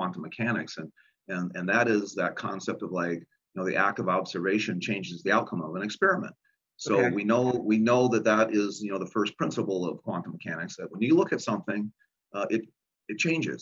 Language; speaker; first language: English; native; English